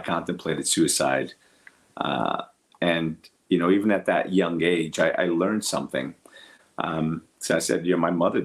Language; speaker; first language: English; early bilingual, other home language; Portuguese